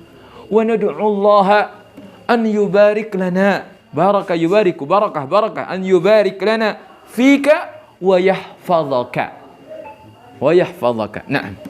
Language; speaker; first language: Arabic; non-native, fluent; Indonesian